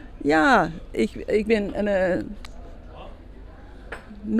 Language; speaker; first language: German; non-native, learner; Dutch